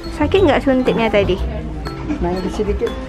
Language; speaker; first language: Indonesian; native; Indonesian